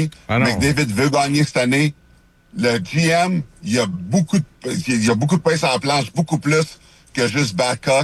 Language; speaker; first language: French; native; French